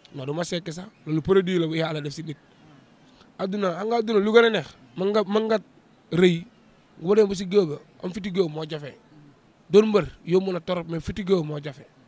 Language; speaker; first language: Wolof; native; Wolof